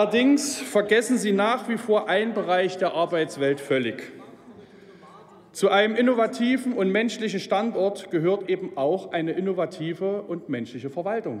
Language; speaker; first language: German; native; German